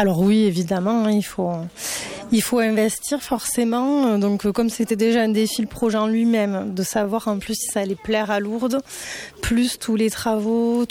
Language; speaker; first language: French; native; French